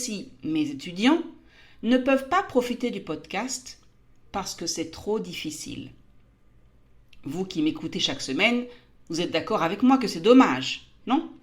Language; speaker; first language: French; native; French